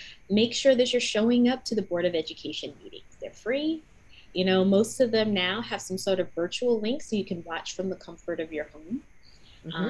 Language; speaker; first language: English; native; English